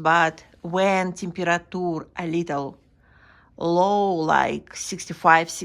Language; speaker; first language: English; non-native, learner; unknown